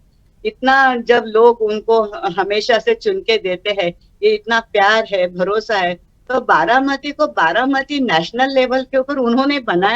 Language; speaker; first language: Hindi; non-native, local second language; Marathi